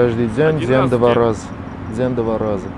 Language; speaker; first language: Russian; non-native, fluent; Armenian